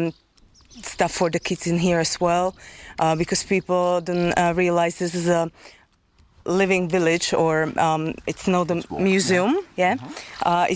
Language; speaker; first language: English; non-native, fluent; Slovak